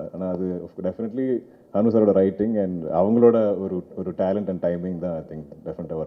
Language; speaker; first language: Tamil; non-native, local second language; Malayalam